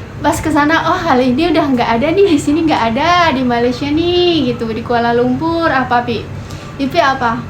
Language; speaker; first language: Indonesian; native; Indonesian